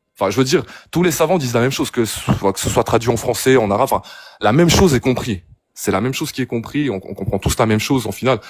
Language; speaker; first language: French; early bilingual, other home language; Arabic